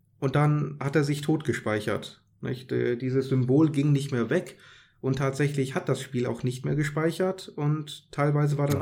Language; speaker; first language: German; native; German